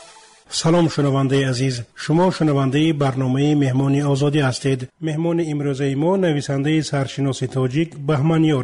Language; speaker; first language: Tajik; native; Tajik